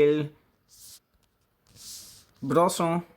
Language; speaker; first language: French; non-native, learner; English